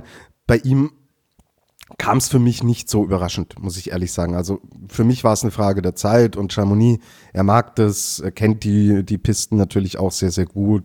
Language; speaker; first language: German; native; German